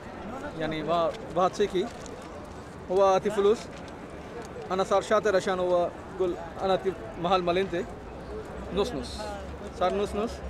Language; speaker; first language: Arabic; non-native, learner; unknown